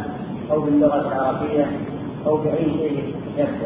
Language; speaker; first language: Arabic; native; Arabic